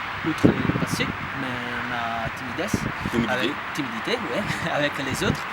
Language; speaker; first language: French; non-native, fluent; Italian